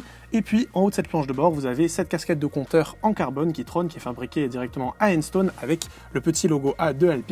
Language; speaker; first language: French; native; French